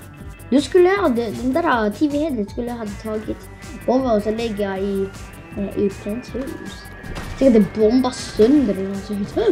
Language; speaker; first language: Swedish; non-native, learner; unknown